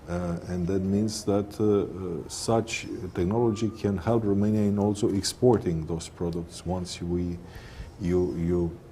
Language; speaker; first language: English; non-native, fluent; Romanian